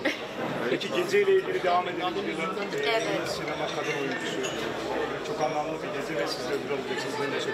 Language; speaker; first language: Turkish; native; Turkish